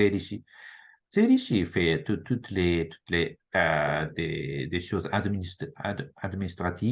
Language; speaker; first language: French; non-native, learner; Japanese